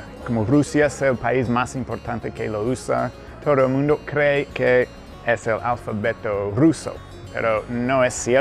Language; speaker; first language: Spanish; non-native, fluent; English